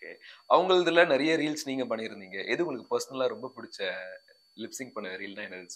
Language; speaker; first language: Tamil; native; Tamil